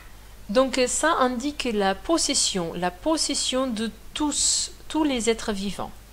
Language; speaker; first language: French; non-native, fluent; Portuguese